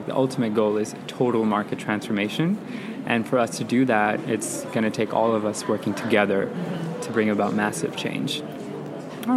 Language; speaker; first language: English; non-native, local second language; Sinhala